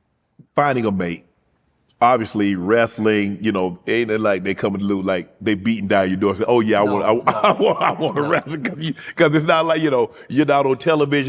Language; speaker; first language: English; native; English